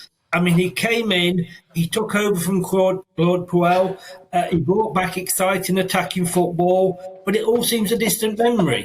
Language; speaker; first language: English; native; English